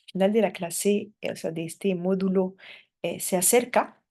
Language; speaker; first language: Spanish; non-native, fluent; French